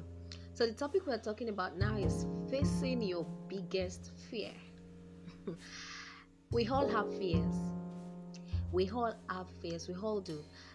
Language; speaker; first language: English; non-native, local second language; Yoruba